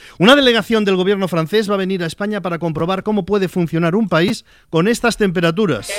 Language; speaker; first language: Spanish; native; Spanish